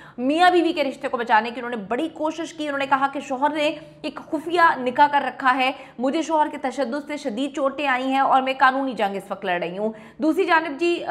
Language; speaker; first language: Urdu; native; Urdu